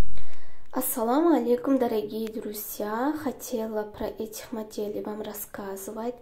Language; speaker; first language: Russian; non-native, learner; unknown